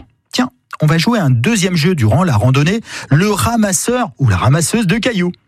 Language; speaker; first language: French; native; French